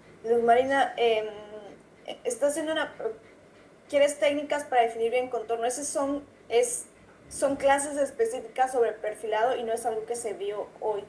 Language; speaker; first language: Spanish; native; Spanish